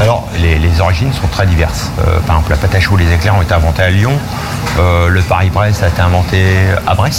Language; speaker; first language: French; native; French